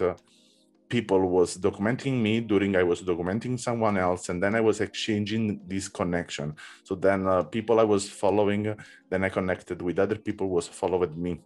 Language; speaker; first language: English; non-native, learner; Italian